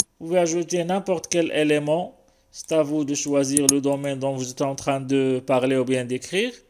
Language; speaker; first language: French; non-native, local second language; Arabic